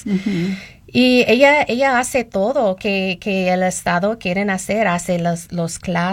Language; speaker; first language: Spanish; non-native, learner; English